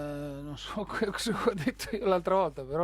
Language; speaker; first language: Italian; native; Italian